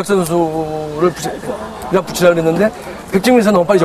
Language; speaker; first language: Korean; native; Korean